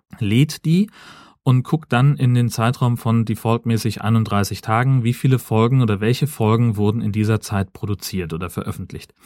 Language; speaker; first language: German; native; German